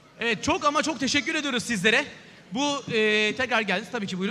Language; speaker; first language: Turkish; native; Turkish